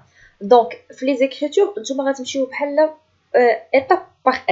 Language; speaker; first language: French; non-native, local second language; Arabic